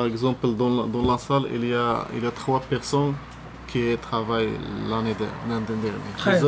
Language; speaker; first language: French; non-native, learner; Arabic